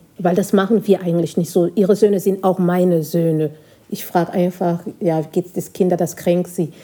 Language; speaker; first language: German; non-native, fluent; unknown